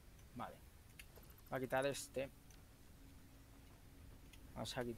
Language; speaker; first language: Spanish; native; Spanish